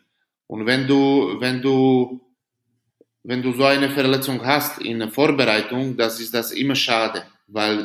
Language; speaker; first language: German; non-native, fluent; Slovak